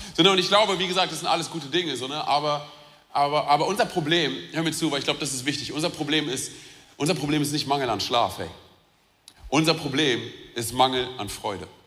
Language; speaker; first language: German; early bilingual, other home language; Romanian